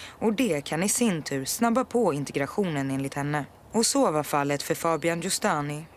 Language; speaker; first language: Swedish; native; Swedish